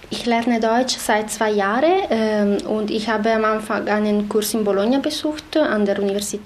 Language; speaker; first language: German; non-native, learner; Italian